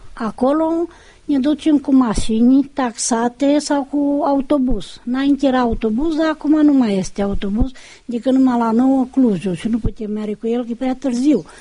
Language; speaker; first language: Romanian; native; Romanian